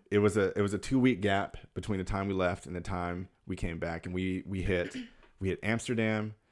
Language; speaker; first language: English; native; English